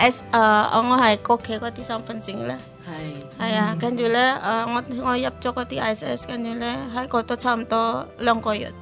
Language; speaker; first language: Chinese; non-native, learner; Indonesian